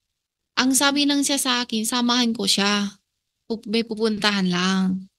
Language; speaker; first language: Filipino; non-native, learner; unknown